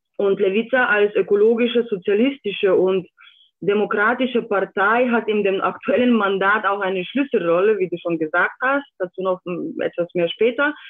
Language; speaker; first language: German; non-native, fluent; Slovenian